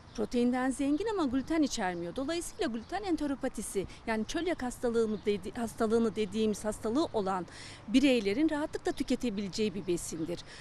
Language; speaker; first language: Turkish; native; Turkish